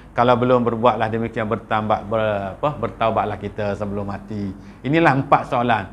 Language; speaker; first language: Malay; native; Malay